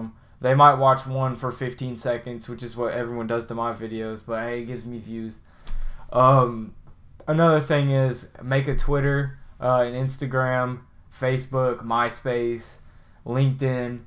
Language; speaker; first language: English; native; English